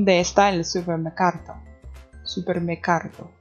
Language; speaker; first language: Spanish; non-native, learner; English